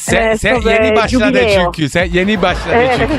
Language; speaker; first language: Turkish; non-native, learner; Italian